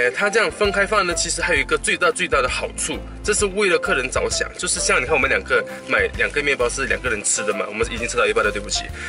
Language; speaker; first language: Chinese; native; Chinese